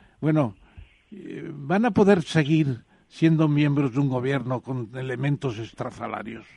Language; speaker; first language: Spanish; native; Spanish